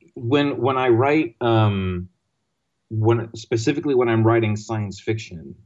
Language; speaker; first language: English; non-native, fluent; Greek